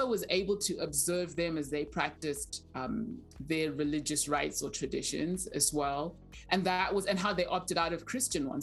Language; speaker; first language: English; non-native, local second language; Shona